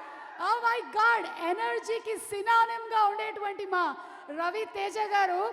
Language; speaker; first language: Telugu; native; Telugu